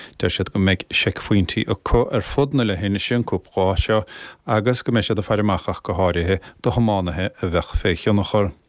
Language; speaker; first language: Irish; native; Irish